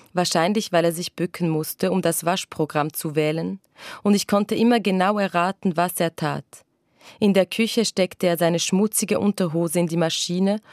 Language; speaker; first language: German; non-native, local second language; French